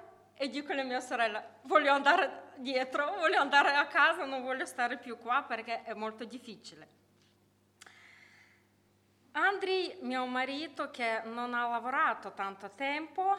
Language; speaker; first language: Italian; non-native, learner; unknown